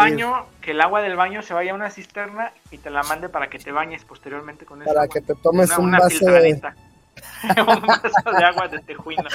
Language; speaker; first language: Spanish; native; Spanish